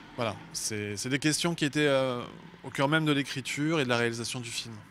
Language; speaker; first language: French; native; French